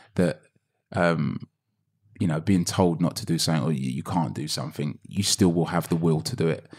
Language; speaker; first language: English; native; English